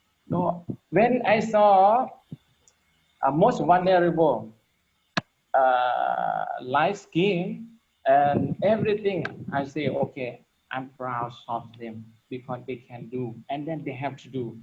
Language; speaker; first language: English; non-native, learner; Lao